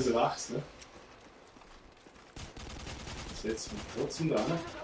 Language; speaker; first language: German; native; German